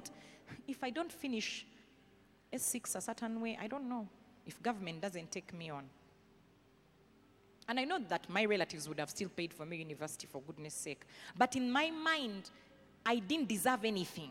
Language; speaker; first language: English; non-native, local second language; Nyankole